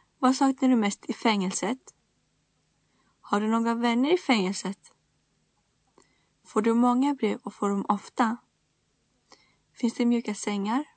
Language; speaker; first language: Swedish; early bilingual, other home language; Greek